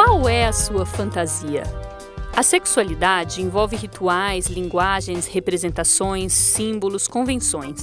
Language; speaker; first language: Portuguese; native; Portuguese